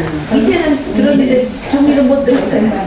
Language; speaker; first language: Korean; native; Korean